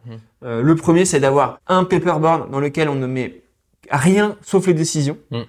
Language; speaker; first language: French; native; French